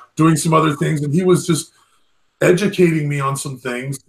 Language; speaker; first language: English; native; English